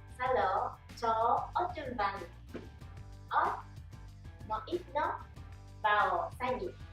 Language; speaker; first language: Vietnamese; non-native, learner; Japanese